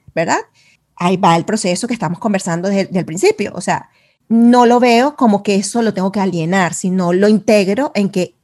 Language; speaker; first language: Spanish; native; Spanish